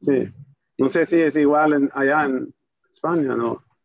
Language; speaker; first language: Spanish; non-native, fluent; Swedish